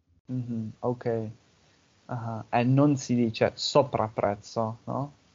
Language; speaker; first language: Italian; non-native, fluent; English